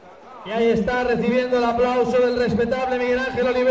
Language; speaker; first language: Spanish; native; Spanish